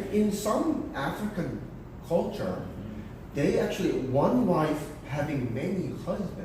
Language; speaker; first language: English; early bilingual, other home language; Korean